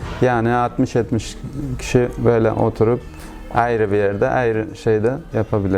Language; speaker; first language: Turkish; non-native, learner; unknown